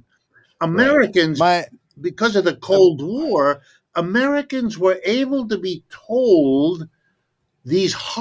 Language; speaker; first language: English; early bilingual, other home language; German